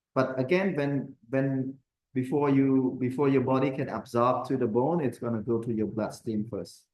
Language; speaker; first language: English; non-native, fluent; Khmer